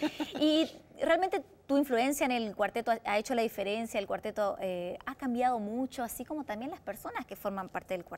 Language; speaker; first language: Spanish; native; Spanish